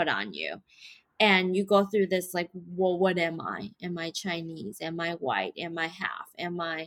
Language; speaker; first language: English; native; English